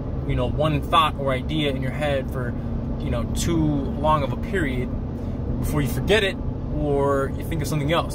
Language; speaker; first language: English; native; English